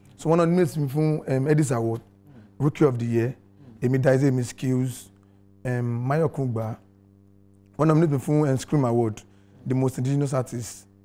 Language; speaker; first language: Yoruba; non-native, local second language; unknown